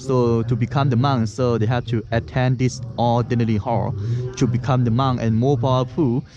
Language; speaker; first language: English; non-native, learner; Khün